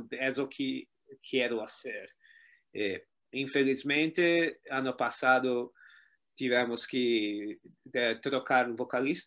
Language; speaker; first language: Spanish; non-native, learner; Portuguese